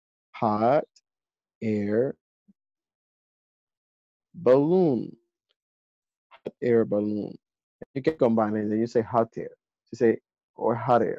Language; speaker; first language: English; non-native, fluent; Spanish